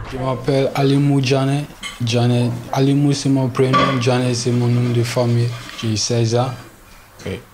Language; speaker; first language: French; non-native, learner; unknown